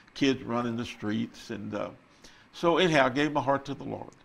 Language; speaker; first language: English; native; English